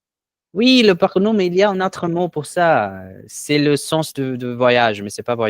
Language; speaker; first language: French; non-native, learner; Portuguese